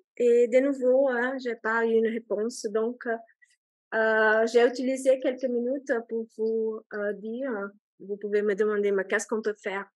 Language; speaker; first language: French; non-native, fluent; Portuguese